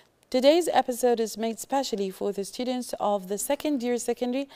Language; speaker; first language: English; non-native, fluent; Arabic